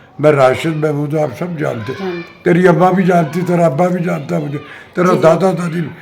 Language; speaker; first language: Urdu; non-native, local second language; Punjabi